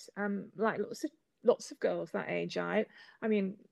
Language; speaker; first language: English; native; English